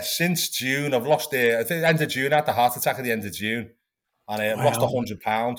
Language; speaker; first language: English; native; English